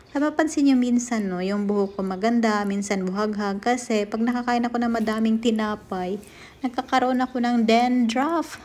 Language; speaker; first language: Filipino; native; Filipino